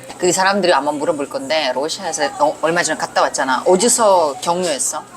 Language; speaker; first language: Korean; non-native, fluent; Uzbek